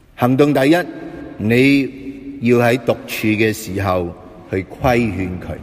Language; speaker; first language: Cantonese; native; Cantonese